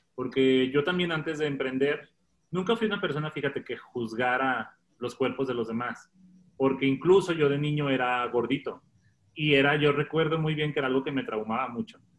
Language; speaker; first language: Spanish; native; Spanish